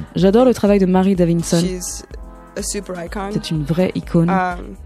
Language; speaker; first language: French; non-native, fluent; English